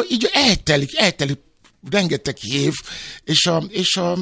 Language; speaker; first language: Hungarian; non-native, fluent; Yoruba